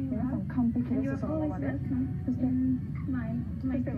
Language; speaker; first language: English; non-native, fluent; Norwegian